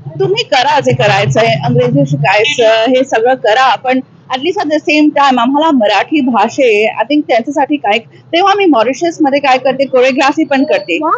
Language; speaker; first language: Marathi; early bilingual, heritage; Marathi